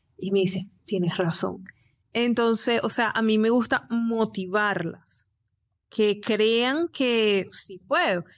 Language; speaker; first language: Spanish; native; Spanish